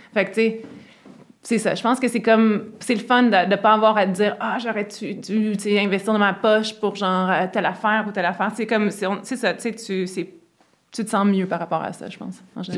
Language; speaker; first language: French; native; French